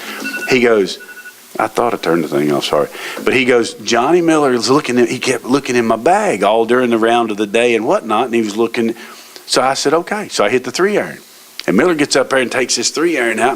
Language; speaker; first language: English; native; English